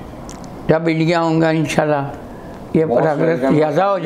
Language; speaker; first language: Hindi; non-native, local second language; Punjabi